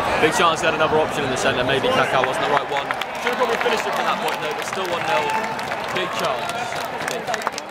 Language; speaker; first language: English; native; English